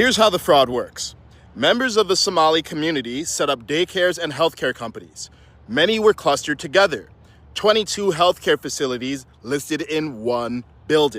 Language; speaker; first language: English; early bilingual, other home language; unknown